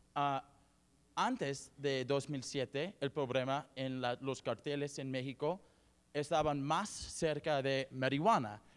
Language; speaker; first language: Spanish; non-native, learner; English